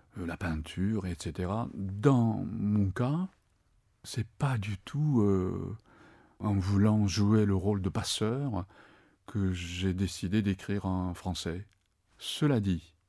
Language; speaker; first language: French; non-native, fluent; Japanese